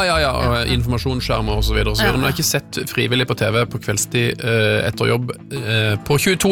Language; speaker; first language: Norwegian; native; Norwegian